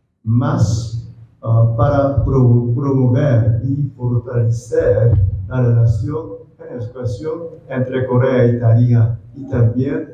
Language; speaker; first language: Spanish; non-native, fluent; Korean